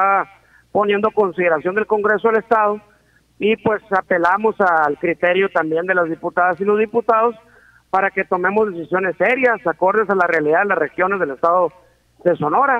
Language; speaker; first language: Spanish; native; Spanish